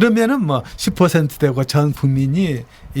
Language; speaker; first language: Korean; native; Korean